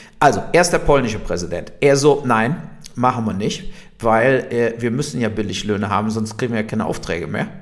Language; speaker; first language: German; native; German